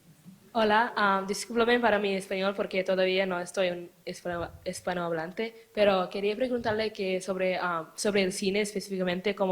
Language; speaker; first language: Spanish; non-native, learner; English